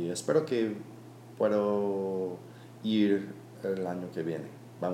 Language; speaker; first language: Spanish; non-native, learner; English